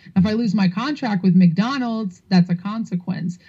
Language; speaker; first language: English; native; English